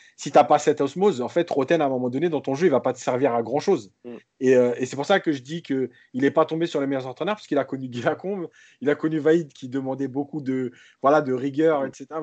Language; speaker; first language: French; native; French